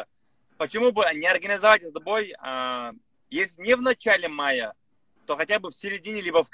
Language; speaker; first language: Russian; native; Russian